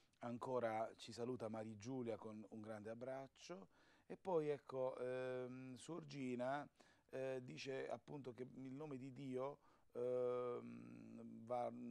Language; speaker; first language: Italian; native; Italian